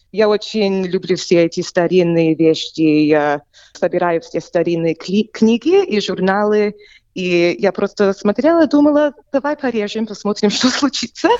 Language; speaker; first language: Russian; early bilingual, heritage; English